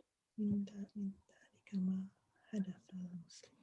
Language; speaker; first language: Arabic; non-native, learner; English